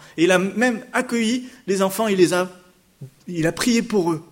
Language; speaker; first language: French; native; French